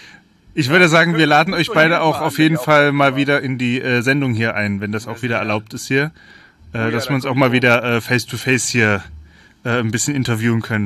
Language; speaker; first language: German; native; German